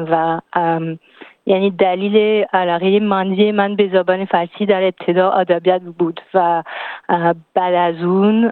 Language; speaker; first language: Persian; non-native, fluent; French